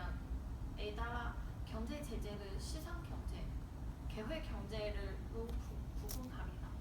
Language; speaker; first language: Korean; non-native, learner; Chinese